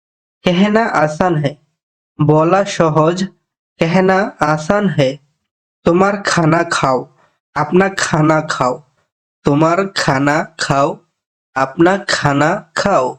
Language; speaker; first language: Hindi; non-native, fluent; Bangla